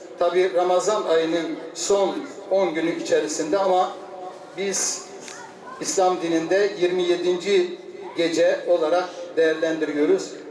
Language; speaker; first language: Turkish; native; Turkish